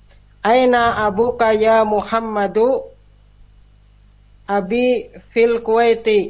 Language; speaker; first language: Arabic; non-native, learner; Indonesian